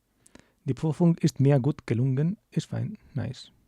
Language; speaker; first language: German; non-native, learner; English